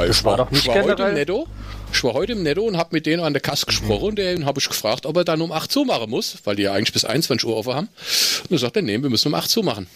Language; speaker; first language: German; native; German